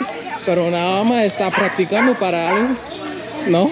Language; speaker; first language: Spanish; non-native, learner; English